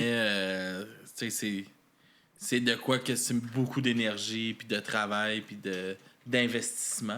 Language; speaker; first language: French; native; French